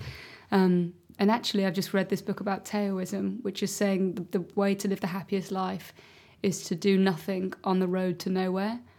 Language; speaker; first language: English; native; English